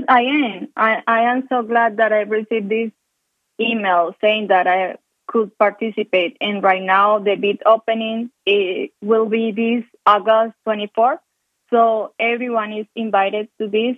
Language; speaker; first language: English; non-native, fluent; Spanish